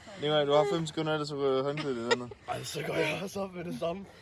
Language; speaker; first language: Danish; non-native, learner; Thai